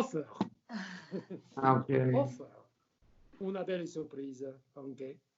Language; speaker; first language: Italian; non-native, learner; French